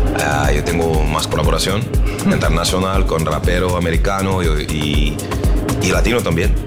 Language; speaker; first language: Spanish; non-native, learner; French